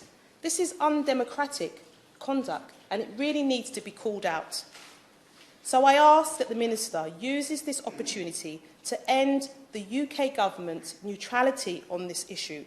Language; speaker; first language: English; native; English